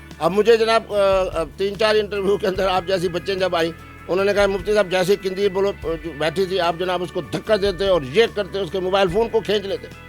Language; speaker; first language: Urdu; non-native, local second language; Saraiki